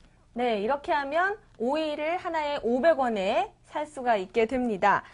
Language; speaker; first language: Korean; native; Korean